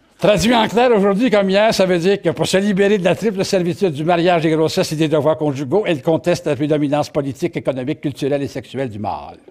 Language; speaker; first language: French; native; French